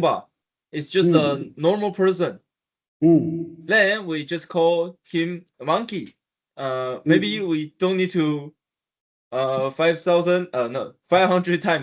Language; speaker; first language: English; non-native, learner; Chinese